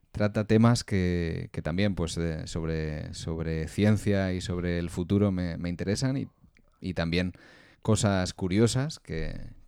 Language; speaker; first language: Spanish; native; Spanish